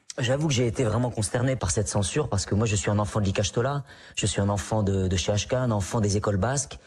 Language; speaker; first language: French; non-native, local second language; Basque